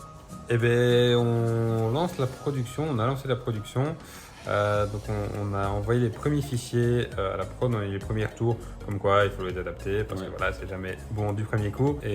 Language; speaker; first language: French; native; French